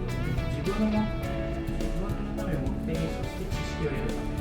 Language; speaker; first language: Japanese; non-native, fluent; Filipino